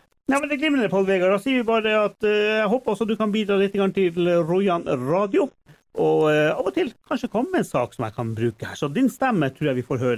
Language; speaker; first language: Norwegian; native; Norwegian